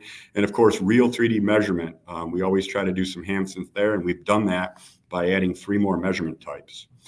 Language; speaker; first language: English; native; English